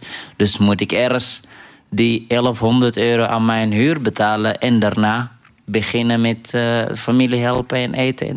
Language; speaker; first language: Dutch; non-native, fluent; Arabic